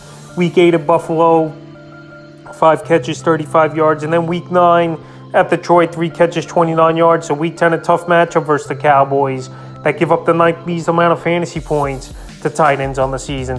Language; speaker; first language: English; native; English